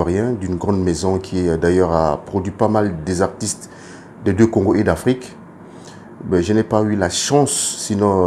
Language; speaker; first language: French; non-native, local second language; Lingala